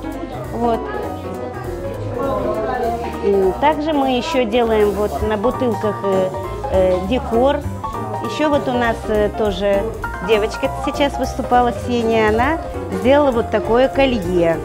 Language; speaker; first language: Russian; native; Russian